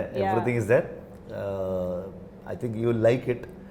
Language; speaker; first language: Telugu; non-native, learner; Kannada